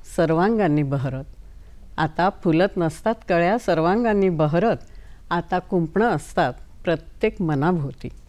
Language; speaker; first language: Marathi; native; Marathi